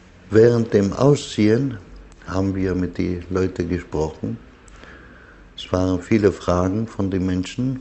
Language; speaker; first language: German; non-native, learner; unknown